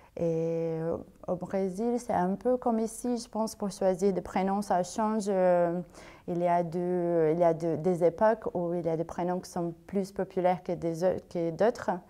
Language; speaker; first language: French; non-native, fluent; Portuguese